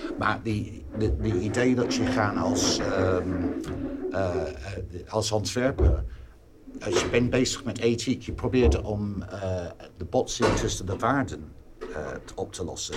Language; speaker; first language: Dutch; non-native, fluent; English